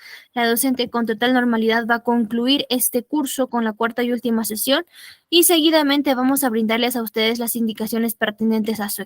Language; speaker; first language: Spanish; native; Spanish